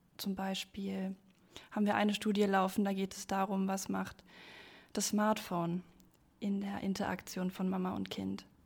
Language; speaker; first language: German; native; German